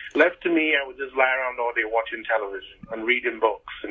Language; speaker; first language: English; non-native, local second language; Igbo